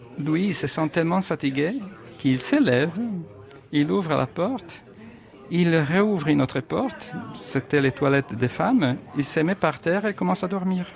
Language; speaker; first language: French; non-native, fluent; Italian